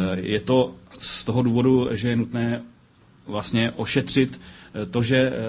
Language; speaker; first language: Czech; native; Czech